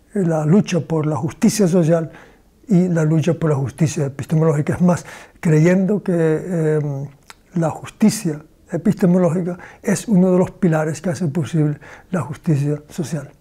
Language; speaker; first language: Spanish; native; Spanish